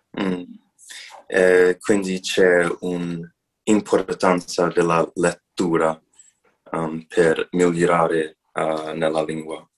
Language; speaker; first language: Italian; non-native, learner; English